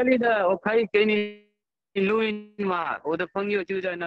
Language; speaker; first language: Chinese; non-native, learner; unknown